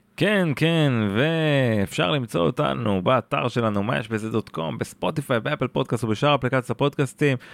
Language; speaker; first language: Hebrew; native; Hebrew